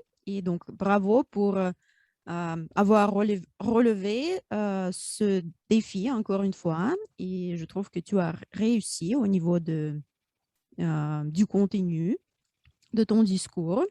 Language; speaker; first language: French; non-native, fluent; Russian